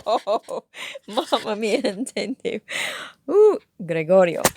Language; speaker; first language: Italian; non-native, learner; English